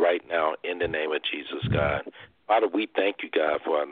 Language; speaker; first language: English; native; English